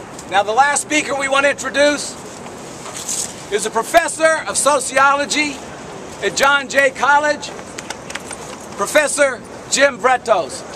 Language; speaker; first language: English; native; English